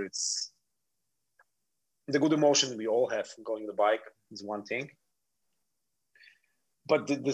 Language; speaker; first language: English; non-native, fluent; Polish